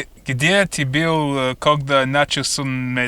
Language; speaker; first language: Russian; non-native, learner; English